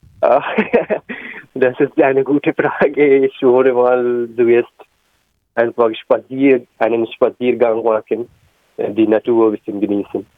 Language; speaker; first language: German; non-native, learner; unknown